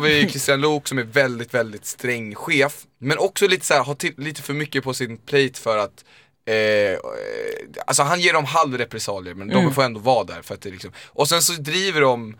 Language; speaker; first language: Swedish; native; Swedish